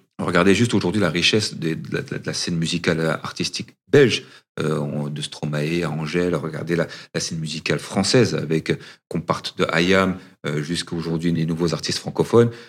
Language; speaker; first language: French; early bilingual, other home language; Arabic